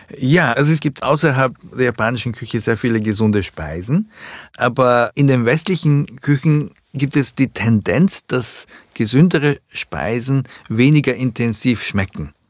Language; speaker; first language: German; early bilingual, other home language; Japanese